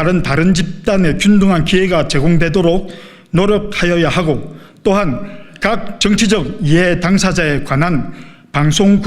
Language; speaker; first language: Korean; native; Korean